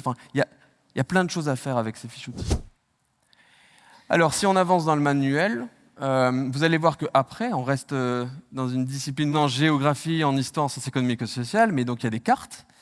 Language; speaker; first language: French; native; French